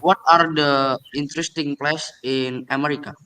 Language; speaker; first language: English; non-native, learner; Indonesian